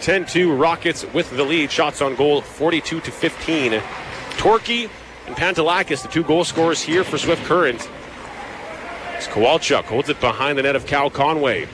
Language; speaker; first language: English; native; English